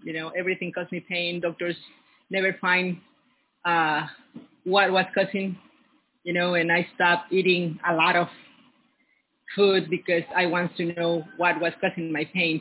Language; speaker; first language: English; non-native, learner; Spanish